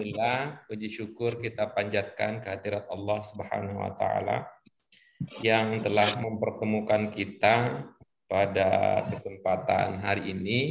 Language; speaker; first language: Indonesian; native; Indonesian